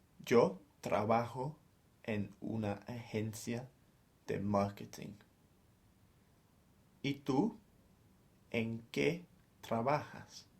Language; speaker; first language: Spanish; non-native, fluent; English